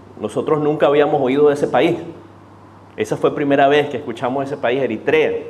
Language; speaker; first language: Spanish; native; Spanish